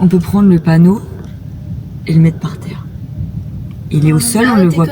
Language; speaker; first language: French; native; French